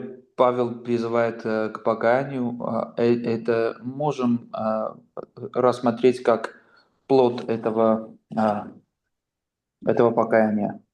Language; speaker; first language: Russian; non-native, local second language; Armenian